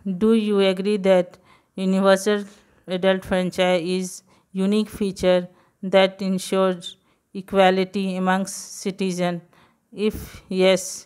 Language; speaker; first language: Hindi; non-native, local second language; Gujarati